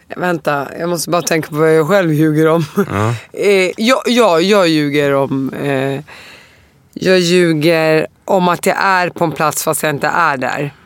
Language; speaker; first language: Swedish; early bilingual, other home language; Arabic